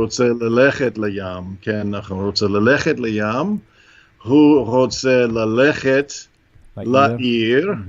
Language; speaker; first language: Hebrew; non-native, fluent; English